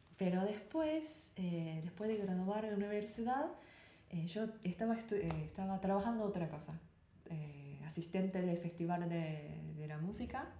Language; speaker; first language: Spanish; non-native, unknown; Japanese